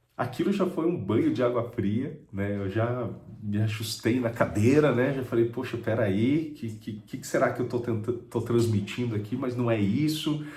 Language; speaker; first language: Portuguese; native; Portuguese